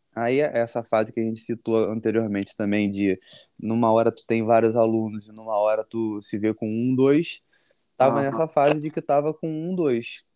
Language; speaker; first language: Portuguese; native; Portuguese